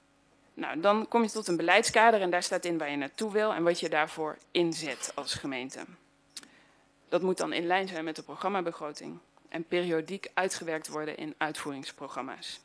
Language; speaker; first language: Dutch; native; Dutch